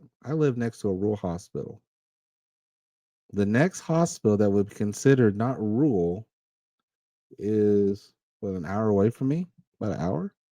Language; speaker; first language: English; native; English